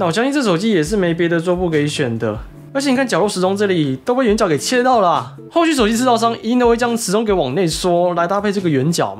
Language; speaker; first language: Chinese; native; Chinese